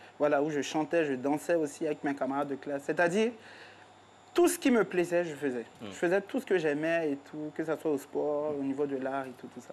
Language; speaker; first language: French; native; French